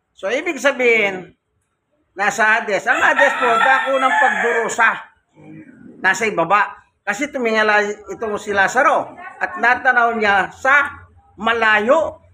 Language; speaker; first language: Filipino; non-native, local second language; Pampanga